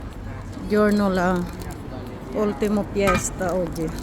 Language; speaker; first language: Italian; non-native, learner; Filipino